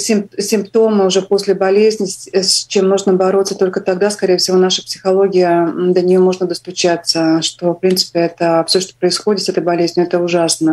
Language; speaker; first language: Russian; non-native, local second language; Latvian